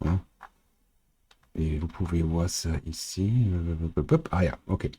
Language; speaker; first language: French; non-native, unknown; German